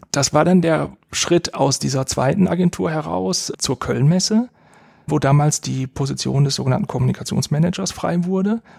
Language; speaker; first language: German; native; German